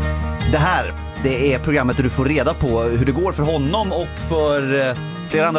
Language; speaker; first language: Swedish; native; Swedish